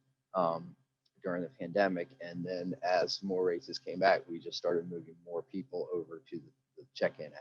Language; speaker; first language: English; native; English